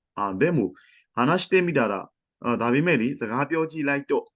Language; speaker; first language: Japanese; non-native, fluent; Burmese